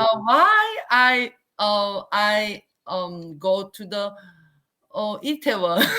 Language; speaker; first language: English; non-native, learner; Korean